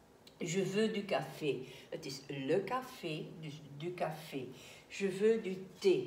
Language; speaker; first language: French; non-native, fluent; Dutch